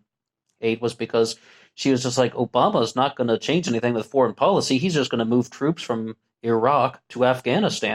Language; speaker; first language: English; native; English